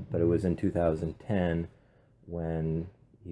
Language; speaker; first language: English; native; English